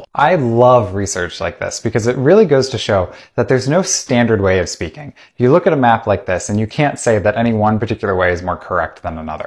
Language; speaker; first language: English; native; English